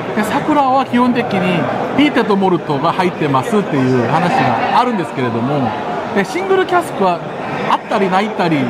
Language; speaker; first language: Japanese; non-native, fluent; Korean